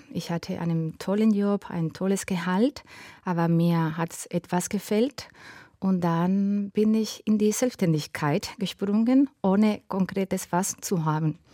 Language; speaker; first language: German; non-native, fluent; Spanish